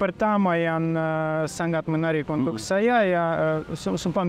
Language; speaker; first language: Indonesian; non-native, learner; Russian